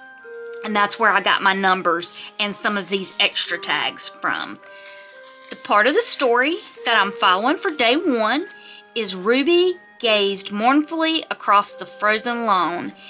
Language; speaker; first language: English; native; English